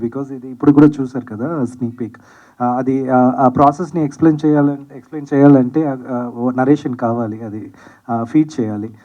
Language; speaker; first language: Telugu; non-native, learner; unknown